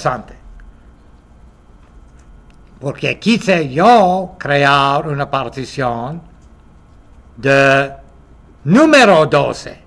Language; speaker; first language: Spanish; non-native, fluent; English